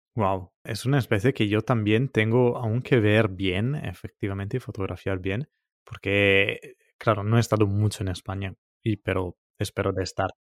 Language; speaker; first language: Spanish; non-native, fluent; Italian